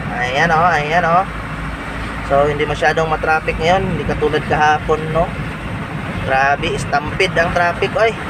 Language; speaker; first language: Filipino; non-native, local second language; Cebuano